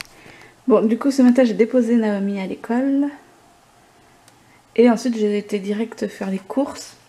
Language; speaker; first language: French; native; French